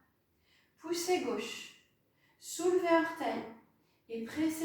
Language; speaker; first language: French; native; French